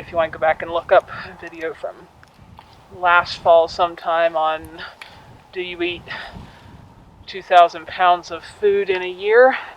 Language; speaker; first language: English; native; English